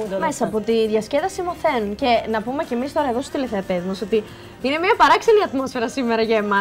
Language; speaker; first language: Greek; native; Greek